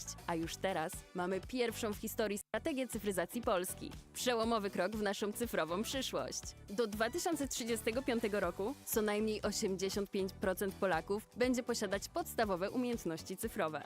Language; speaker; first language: Polish; native; Polish